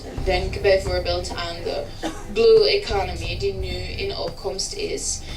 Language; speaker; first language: Dutch; early bilingual, heritage; English